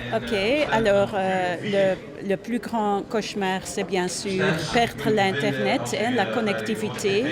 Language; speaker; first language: French; non-native, fluent; Dutch